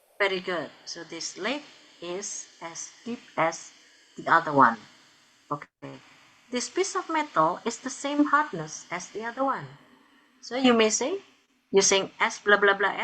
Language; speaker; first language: English; non-native, fluent; Indonesian